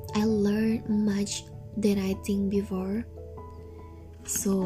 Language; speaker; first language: English; non-native, learner; Indonesian